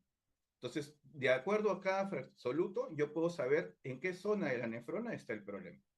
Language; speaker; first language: Spanish; native; Spanish